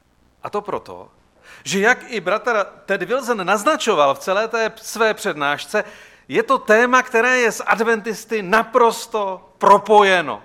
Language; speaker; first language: Czech; native; Czech